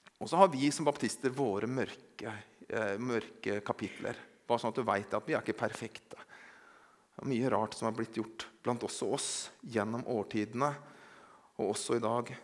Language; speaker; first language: Norwegian; native; Norwegian